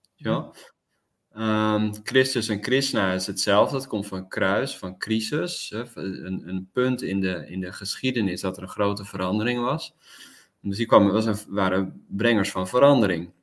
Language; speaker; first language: Dutch; native; Dutch